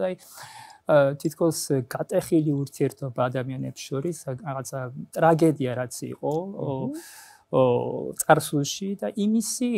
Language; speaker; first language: Georgian; non-native, fluent; Japanese